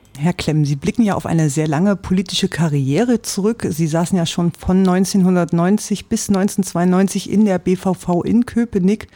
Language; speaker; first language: German; native; German